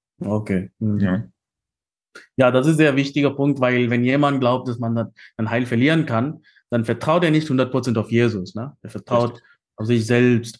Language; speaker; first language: German; non-native, fluent; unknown